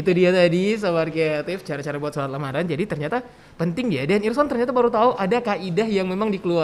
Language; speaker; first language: Indonesian; native; Indonesian